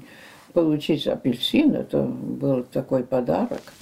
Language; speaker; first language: Russian; early bilingual, heritage; French